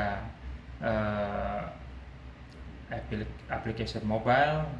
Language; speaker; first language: English; non-native, learner; Indonesian